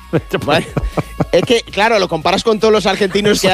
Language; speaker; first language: Spanish; native; Spanish